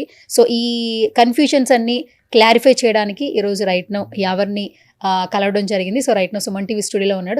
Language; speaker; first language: Telugu; native; Telugu